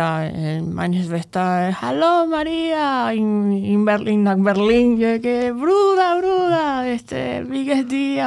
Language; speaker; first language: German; non-native, learner; Spanish